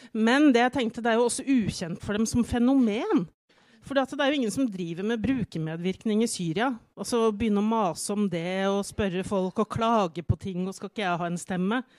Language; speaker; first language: Norwegian; native; Norwegian